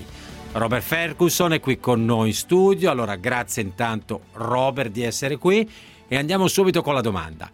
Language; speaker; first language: Italian; native; Italian